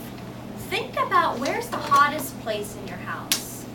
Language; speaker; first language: English; native; English